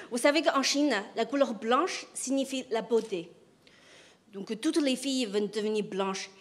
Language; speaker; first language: French; non-native, fluent; Chinese